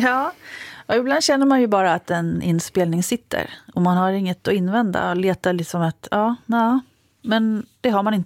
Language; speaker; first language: Swedish; native; Swedish